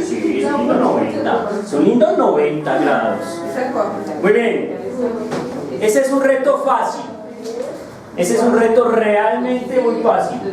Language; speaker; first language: Spanish; native; Spanish